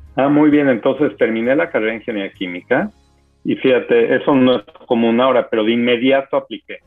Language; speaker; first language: Spanish; native; Spanish